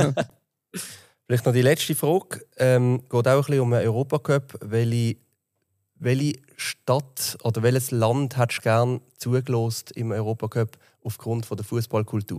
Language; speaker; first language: German; native; German